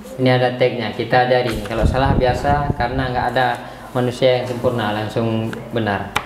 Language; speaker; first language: Malay; non-native, local second language; Achinese